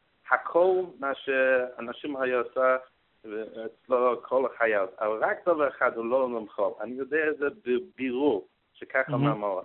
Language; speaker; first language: Hebrew; non-native, learner; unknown